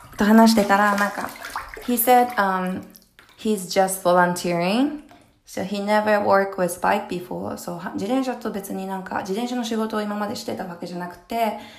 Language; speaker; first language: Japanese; early bilingual, heritage; Japanese